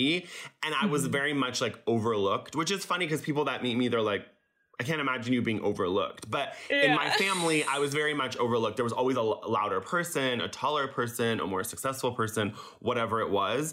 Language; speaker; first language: English; early bilingual, other home language; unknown